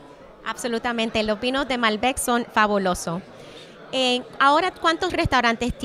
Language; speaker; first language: Spanish; early bilingual, heritage; Spanish